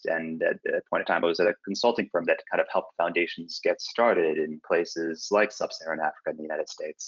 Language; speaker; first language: English; native; English